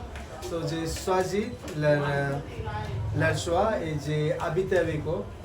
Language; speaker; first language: French; non-native, learner; Hindi